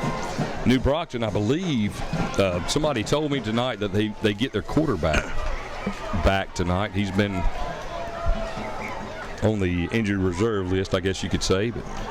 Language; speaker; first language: English; native; English